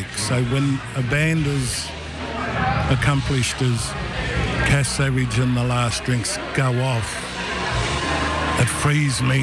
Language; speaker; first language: English; native; English